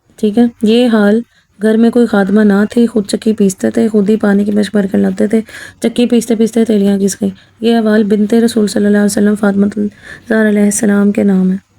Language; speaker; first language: Urdu; non-native, local second language; Punjabi